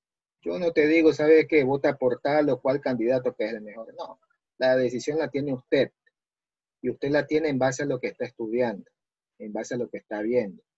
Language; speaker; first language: Spanish; native; Spanish